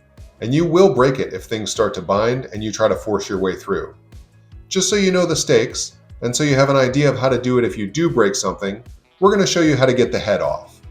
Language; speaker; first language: English; native; English